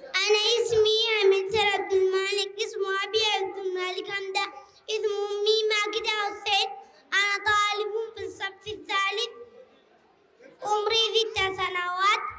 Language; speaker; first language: Arabic; non-native, learner; Oromo